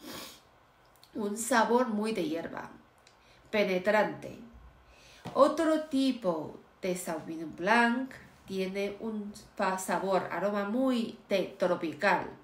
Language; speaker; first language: Spanish; non-native, fluent; Chinese